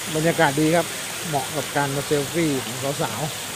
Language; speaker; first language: Thai; native; Thai